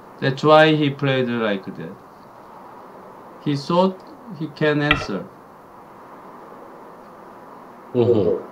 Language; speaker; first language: English; non-native, learner; Korean